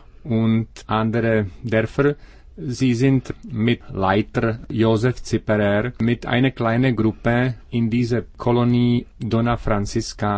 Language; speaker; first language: German; non-native, learner; Czech